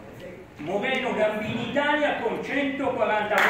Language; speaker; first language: Italian; native; Italian